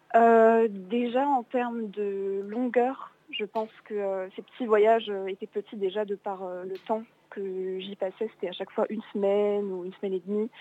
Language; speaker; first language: French; native; French